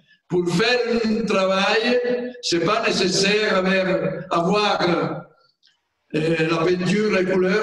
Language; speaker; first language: French; non-native, fluent; Italian